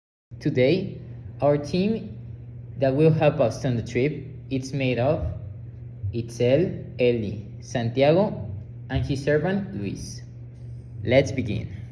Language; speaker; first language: English; non-native, learner; Spanish